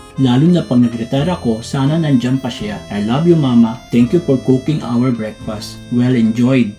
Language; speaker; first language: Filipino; native; Filipino